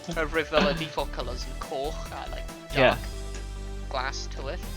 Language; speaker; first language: Welsh; non-native, local second language; English